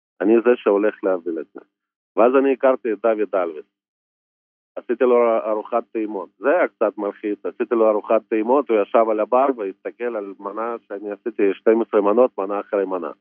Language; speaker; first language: Hebrew; non-native, fluent; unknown